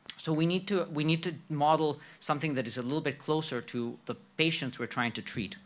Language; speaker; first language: English; non-native, fluent; Spanish